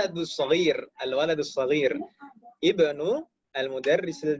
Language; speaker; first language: Arabic; non-native, fluent; Indonesian